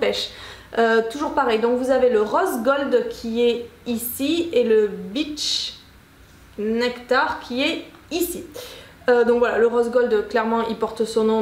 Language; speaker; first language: French; native; French